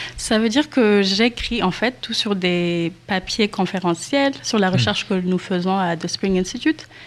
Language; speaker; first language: French; non-native, local second language; Kinyarwanda